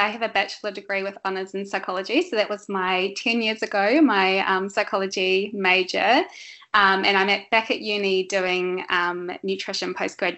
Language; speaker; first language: English; native; English